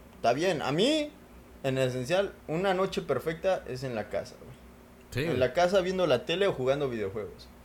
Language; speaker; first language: Spanish; native; Spanish